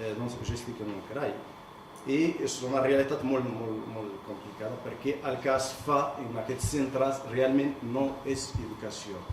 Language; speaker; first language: Catalan; non-native, fluent; Arabic